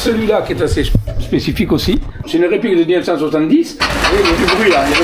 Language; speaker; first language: French; native; French